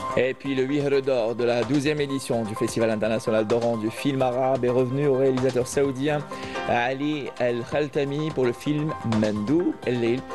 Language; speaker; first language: French; non-native, local second language; Arabic